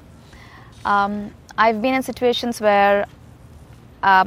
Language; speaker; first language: English; non-native, local second language; Telugu